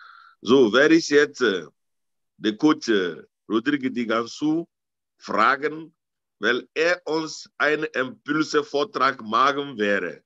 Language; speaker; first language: German; non-native, learner; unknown